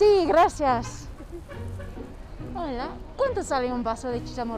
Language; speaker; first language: Spanish; non-native, fluent; English